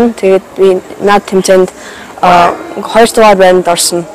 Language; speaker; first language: Mongolian; early bilingual, heritage; Mongolian